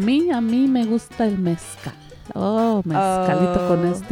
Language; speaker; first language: Spanish; native; Spanish